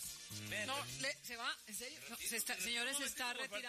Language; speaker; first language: Spanish; native; Spanish